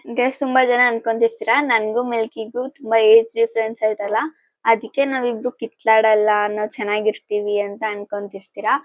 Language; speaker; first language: Kannada; non-native, local second language; Telugu